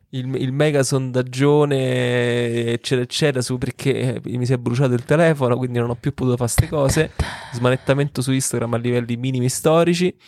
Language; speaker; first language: Italian; native; Italian